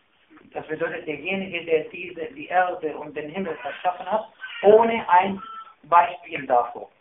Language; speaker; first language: German; non-native, fluent; Arabic